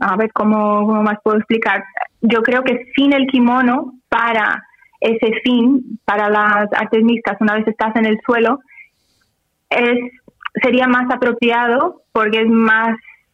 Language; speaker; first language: Spanish; non-native, fluent; Portuguese